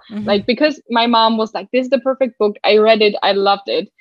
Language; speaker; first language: English; non-native, fluent; German